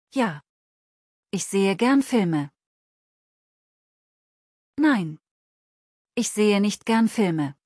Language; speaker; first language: German; non-native, fluent; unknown